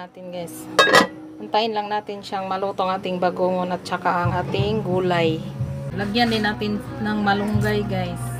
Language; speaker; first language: Filipino; non-native, local second language; Cebuano